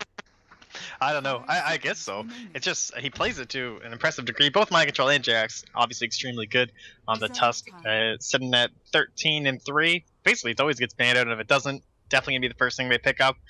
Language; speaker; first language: English; native; English